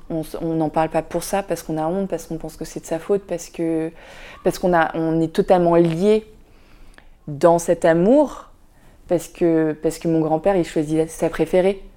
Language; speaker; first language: French; early bilingual, other home language; Vietnamese